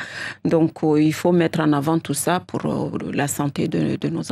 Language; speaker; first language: French; non-native, local second language; Comorian